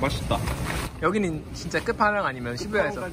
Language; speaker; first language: Korean; native; Korean